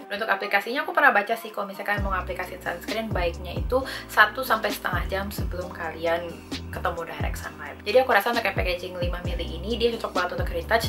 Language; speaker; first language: Indonesian; native; Indonesian